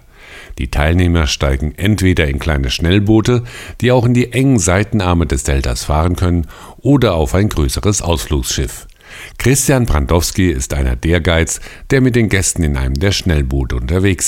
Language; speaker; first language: German; native; German